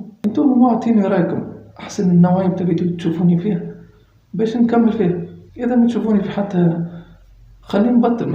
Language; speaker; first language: Arabic; native; Arabic